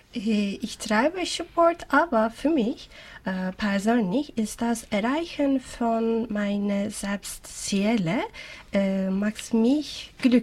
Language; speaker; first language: German; non-native, learner; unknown